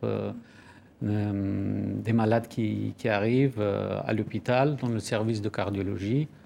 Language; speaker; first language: French; non-native, fluent; Persian